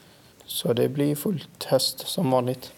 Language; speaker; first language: Swedish; non-native, fluent; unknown